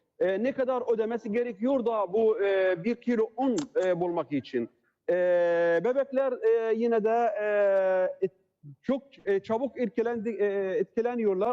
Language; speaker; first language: Turkish; non-native, learner; Arabic